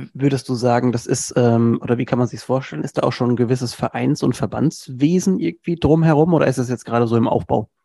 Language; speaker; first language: German; native; German